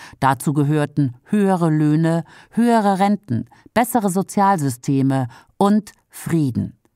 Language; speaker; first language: German; native; German